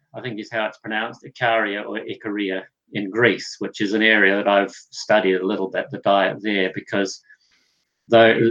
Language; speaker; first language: English; native; English